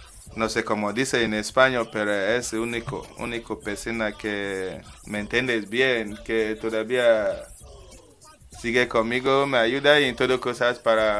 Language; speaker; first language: Spanish; non-native, learner; English